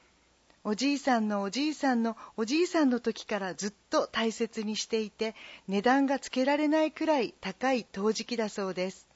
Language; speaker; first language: Japanese; non-native, fluent; Korean